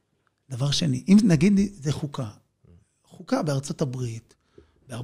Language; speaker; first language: Hebrew; native; Hebrew